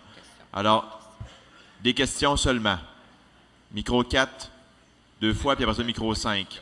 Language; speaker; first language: French; native; French